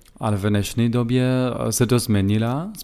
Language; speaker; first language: Czech; non-native, learner; German